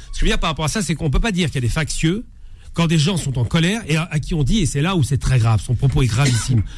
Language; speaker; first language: French; native; French